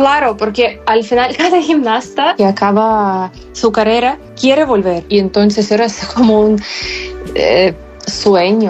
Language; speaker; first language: Spanish; non-native, fluent; Ukrainian